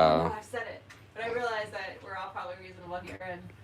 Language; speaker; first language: English; native; English